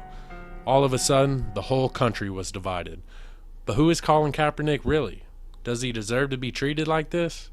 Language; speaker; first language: English; native; English